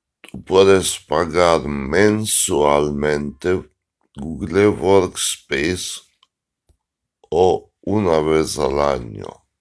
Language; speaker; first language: Spanish; non-native, learner; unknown